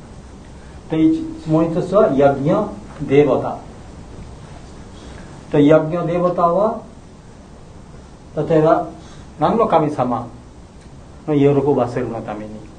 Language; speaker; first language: Japanese; non-native, learner; Bangla